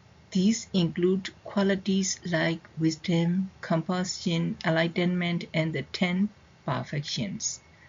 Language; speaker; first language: English; non-native, fluent; Burmese